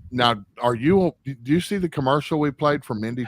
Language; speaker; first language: English; native; English